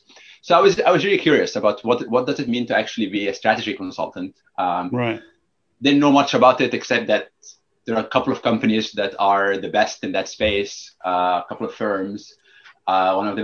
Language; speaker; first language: English; non-native, fluent; Arabic